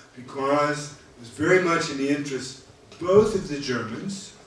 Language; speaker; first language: English; native; English